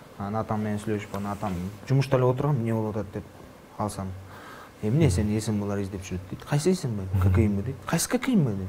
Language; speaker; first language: Kyrgyz; non-native, local second language; Russian